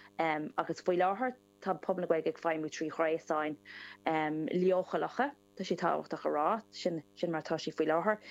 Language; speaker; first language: Irish; non-native, local second language; English